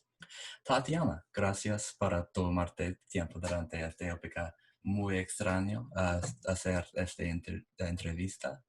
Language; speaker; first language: Spanish; non-native, learner; English